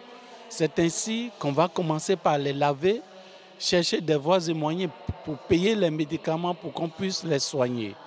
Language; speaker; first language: French; non-native, local second language; Fon